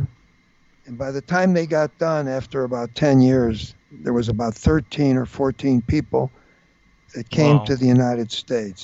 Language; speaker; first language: English; native; English